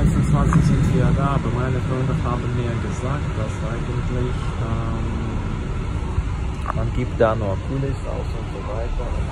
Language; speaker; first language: German; non-native, learner; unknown